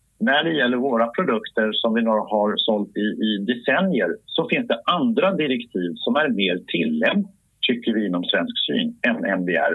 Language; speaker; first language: Swedish; native; Swedish